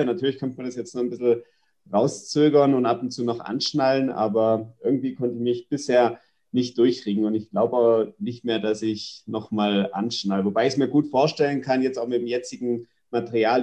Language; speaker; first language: German; native; German